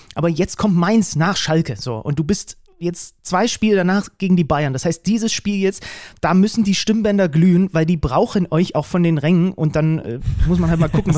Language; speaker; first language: German; native; German